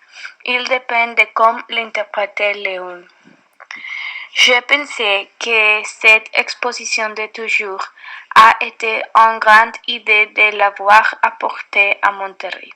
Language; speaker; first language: French; non-native, learner; Spanish